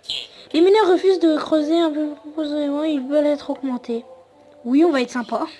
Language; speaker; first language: French; native; French